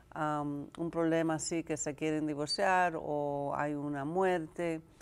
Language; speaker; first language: Spanish; early bilingual, heritage; Spanish